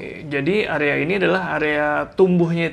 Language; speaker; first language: Indonesian; native; Indonesian